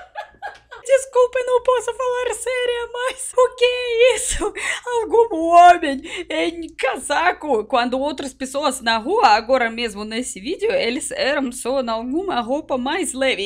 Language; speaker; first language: Portuguese; non-native, learner; Russian